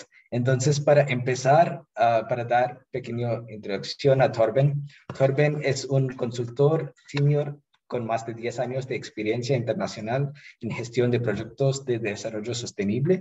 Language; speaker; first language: Spanish; non-native, fluent; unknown